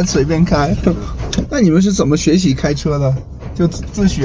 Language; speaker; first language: Chinese; non-native, fluent; English